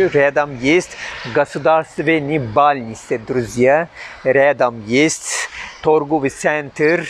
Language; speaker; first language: Russian; non-native, learner; Turkish